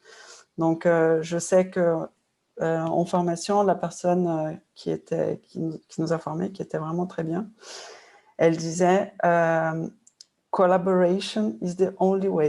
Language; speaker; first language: French; non-native, fluent; Portuguese